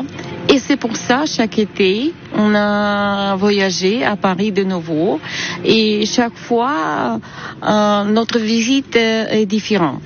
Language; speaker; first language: French; non-native, learner; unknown